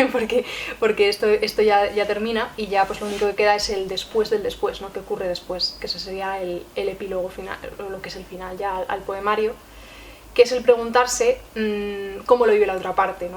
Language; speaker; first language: Spanish; native; Spanish